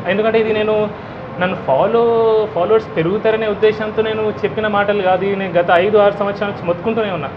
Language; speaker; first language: Telugu; non-native, fluent; Hindi